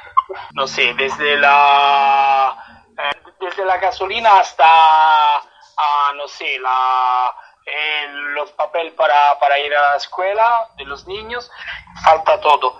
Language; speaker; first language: Spanish; non-native, fluent; Italian